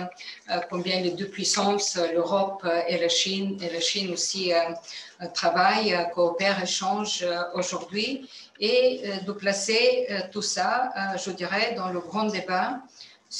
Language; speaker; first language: French; non-native, fluent; Bulgarian